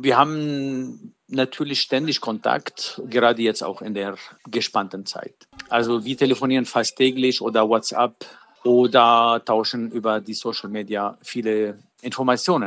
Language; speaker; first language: German; early bilingual, other home language; Arabic